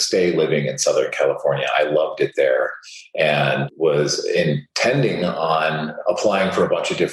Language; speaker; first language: English; native; English